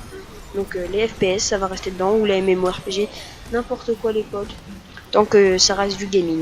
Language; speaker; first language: French; native; French